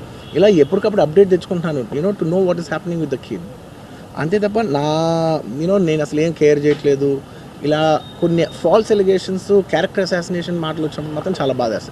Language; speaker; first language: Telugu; native; Telugu